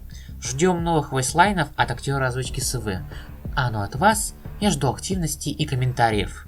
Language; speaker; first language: Russian; native; Russian